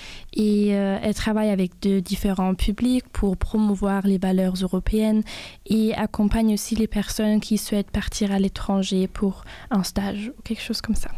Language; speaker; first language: French; non-native, fluent; German